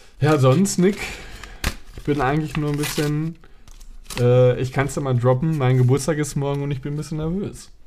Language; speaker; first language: German; native; German